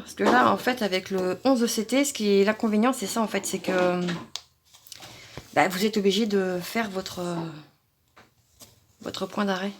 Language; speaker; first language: French; native; French